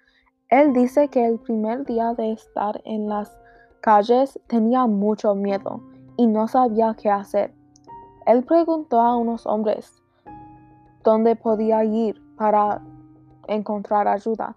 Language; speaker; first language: Spanish; non-native, learner; English